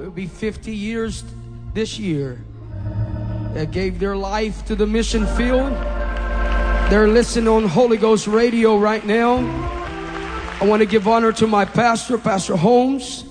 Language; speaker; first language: English; non-native, fluent; Portuguese